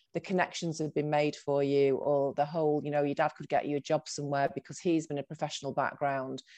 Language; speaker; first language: English; native; English